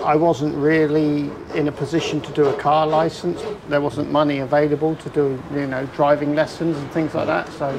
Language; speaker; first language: English; native; English